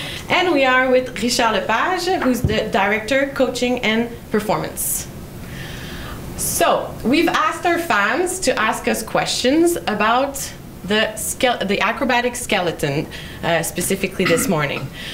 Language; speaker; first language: English; non-native, fluent; French